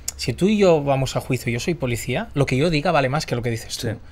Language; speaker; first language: Spanish; native; Spanish